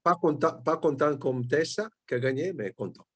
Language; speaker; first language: French; non-native, fluent; Italian